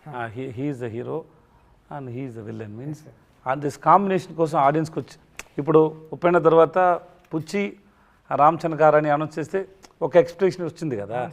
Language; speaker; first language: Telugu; non-native, learner; Tamil